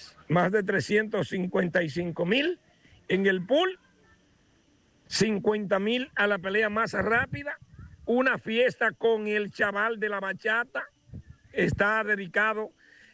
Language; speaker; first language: Spanish; native; Spanish